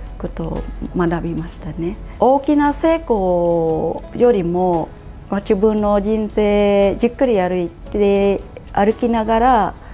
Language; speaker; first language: Japanese; non-native, fluent; Khmer